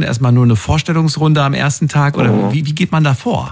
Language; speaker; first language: German; native; German